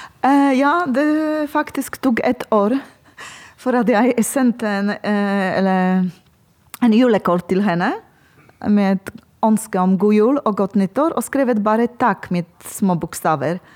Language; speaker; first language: Norwegian; non-native, learner; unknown